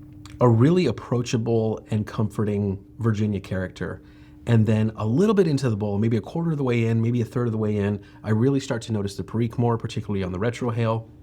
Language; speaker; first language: English; native; English